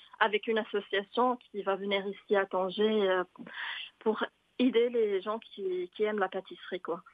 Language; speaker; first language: French; non-native, local second language; Arabic